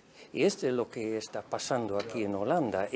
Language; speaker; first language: Spanish; non-native, fluent; Dutch